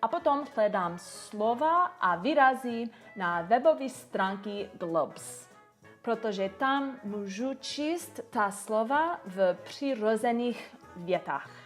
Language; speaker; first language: Czech; non-native, learner; English